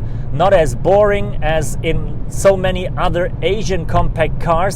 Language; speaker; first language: English; non-native, fluent; German